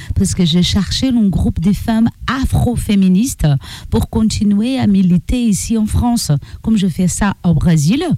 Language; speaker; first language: French; non-native, learner; Portuguese